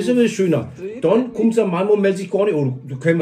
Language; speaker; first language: German; native; German